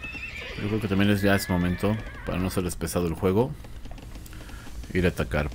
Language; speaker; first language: Spanish; native; Spanish